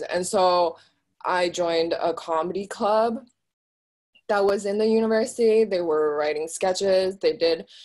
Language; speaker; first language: English; early bilingual, other home language; Chinese